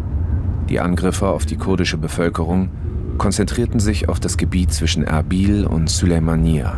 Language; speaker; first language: German; native; German